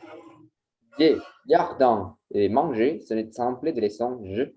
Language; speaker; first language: French; non-native, learner; Spanish